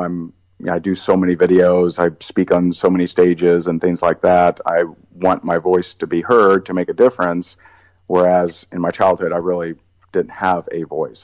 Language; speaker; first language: English; native; English